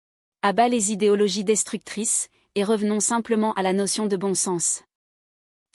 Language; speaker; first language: French; native; French